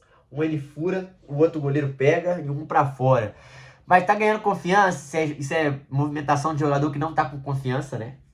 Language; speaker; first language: Portuguese; native; Portuguese